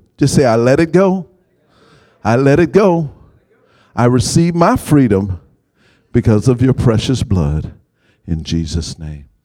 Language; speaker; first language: English; native; English